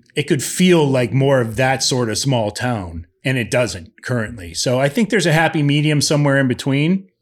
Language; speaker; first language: English; native; English